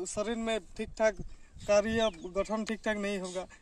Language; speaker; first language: Hindi; non-native, local second language; Bangla